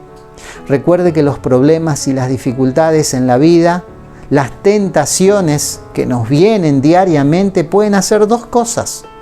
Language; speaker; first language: Spanish; native; Spanish